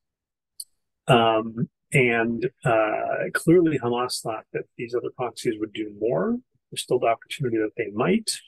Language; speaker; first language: English; native; English